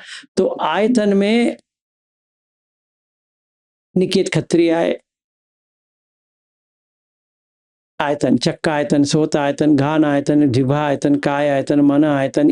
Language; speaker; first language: Hindi; native; Hindi